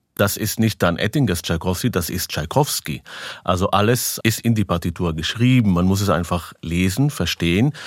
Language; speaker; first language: German; non-native, fluent; Hebrew